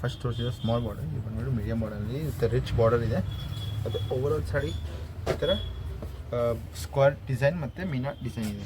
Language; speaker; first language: Kannada; non-native, local second language; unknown